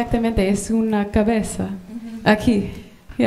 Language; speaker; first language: Spanish; non-native, learner; English